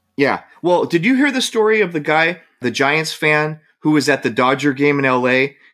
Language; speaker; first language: English; native; English